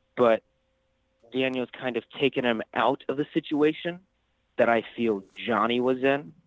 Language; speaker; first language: English; native; English